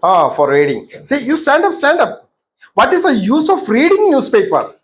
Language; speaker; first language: English; non-native, local second language; Malayalam